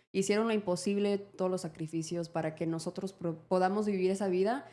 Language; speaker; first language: Spanish; early bilingual, heritage; Spanish